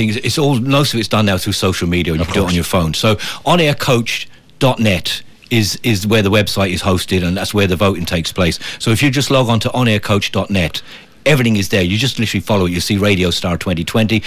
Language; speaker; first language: English; native; English